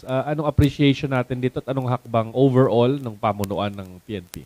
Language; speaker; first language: Filipino; native; Filipino